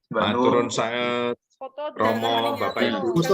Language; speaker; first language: Malay; native; Malay